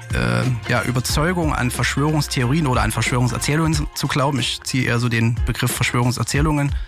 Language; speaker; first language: German; native; German